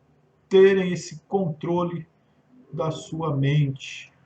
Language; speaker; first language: Portuguese; native; Portuguese